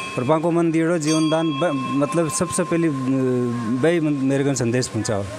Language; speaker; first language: Hindi; native; Hindi